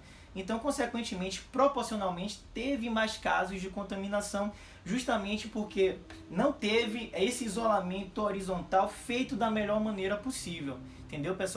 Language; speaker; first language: Portuguese; native; Portuguese